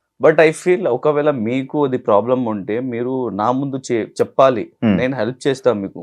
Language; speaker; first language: Telugu; non-native, learner; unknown